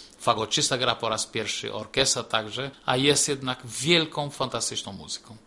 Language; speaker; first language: Polish; non-native, fluent; Portuguese